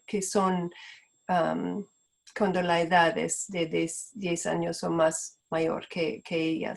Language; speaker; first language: Spanish; non-native, fluent; Portuguese